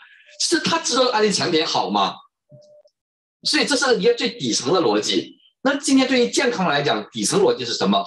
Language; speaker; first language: Chinese; native; Chinese